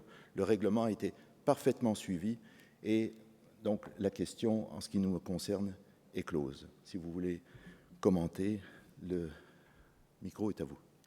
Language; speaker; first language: French; native; French